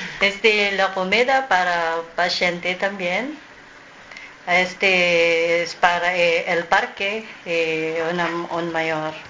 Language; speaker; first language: Spanish; non-native, learner; Filipino